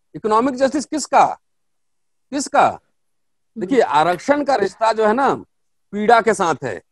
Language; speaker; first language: Hindi; native; Hindi